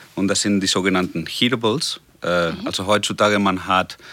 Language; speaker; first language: German; non-native, fluent; Spanish